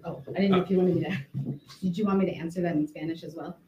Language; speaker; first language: English; native; English